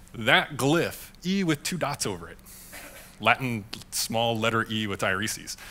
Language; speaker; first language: English; native; English